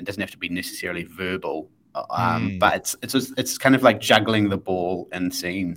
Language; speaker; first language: English; native; English